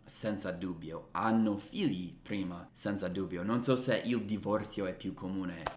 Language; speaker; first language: Italian; non-native, fluent; English